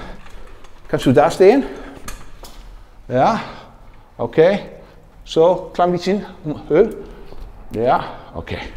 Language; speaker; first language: German; non-native, learner; Dutch